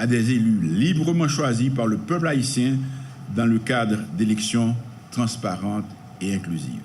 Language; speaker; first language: French; non-native, local second language; Haitian Creole